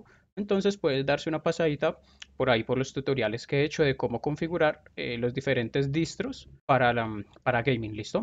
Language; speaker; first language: Spanish; native; Spanish